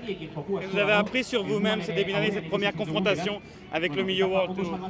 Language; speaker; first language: French; native; French